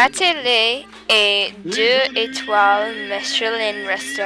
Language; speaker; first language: French; non-native, learner; English